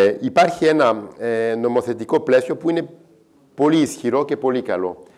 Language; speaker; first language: Greek; non-native, fluent; French